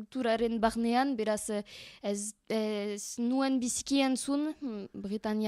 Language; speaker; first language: Basque; non-native, learner; French